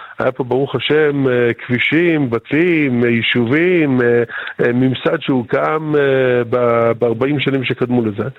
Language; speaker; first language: Hebrew; early bilingual, other home language; English